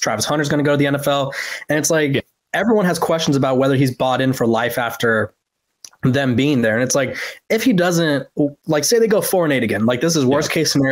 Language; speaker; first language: English; native; English